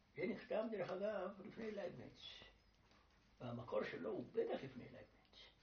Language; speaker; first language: Hebrew; non-native, fluent; Romanian